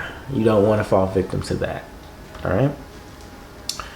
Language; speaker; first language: English; native; English